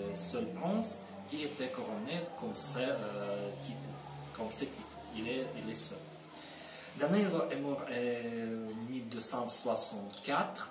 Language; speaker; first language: French; non-native, learner; Ukrainian